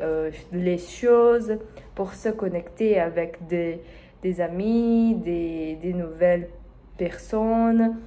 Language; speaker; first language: French; non-native, learner; Spanish